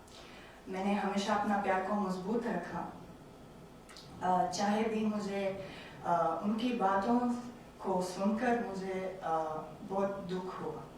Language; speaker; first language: Hindi; non-native, learner; Romanian